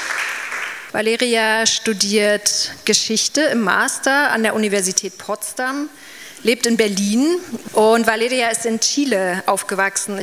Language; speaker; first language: German; native; German